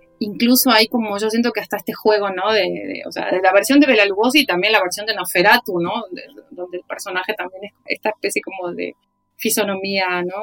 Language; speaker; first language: Spanish; native; Spanish